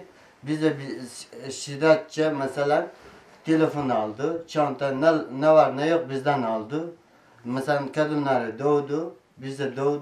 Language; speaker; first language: Turkish; non-native, learner; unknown